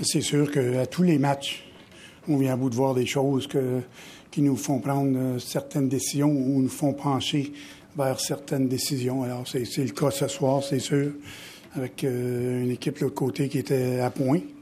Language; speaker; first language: French; native; French